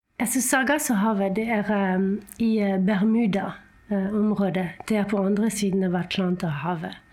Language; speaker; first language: Norwegian; non-native, fluent; French